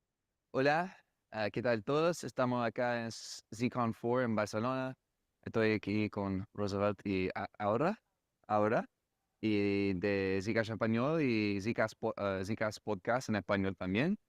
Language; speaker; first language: Spanish; non-native, fluent; English